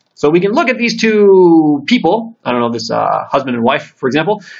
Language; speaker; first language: English; native; English